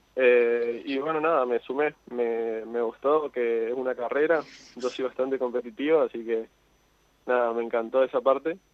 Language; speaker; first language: Spanish; native; Spanish